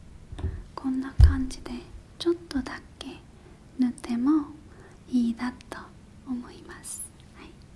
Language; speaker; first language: Japanese; non-native, learner; Korean